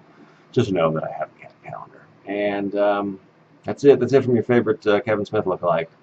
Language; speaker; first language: English; native; English